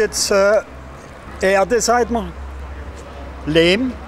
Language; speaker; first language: German; non-native, local second language; French